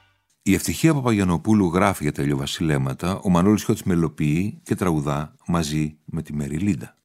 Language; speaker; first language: Greek; native; Greek